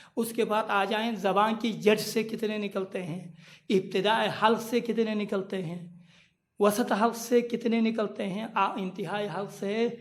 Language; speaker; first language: Urdu; non-native, local second language; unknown